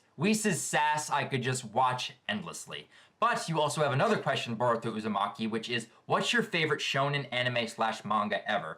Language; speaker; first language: English; native; English